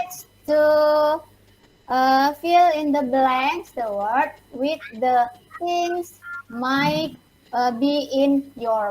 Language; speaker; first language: English; non-native, learner; Indonesian